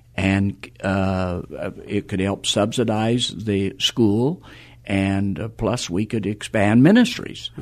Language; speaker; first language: English; native; English